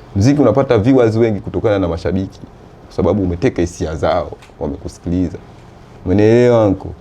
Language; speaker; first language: Swahili; native; Swahili